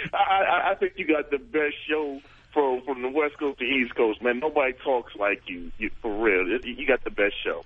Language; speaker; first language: English; native; English